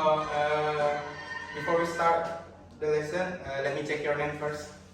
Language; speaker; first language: English; non-native, learner; Indonesian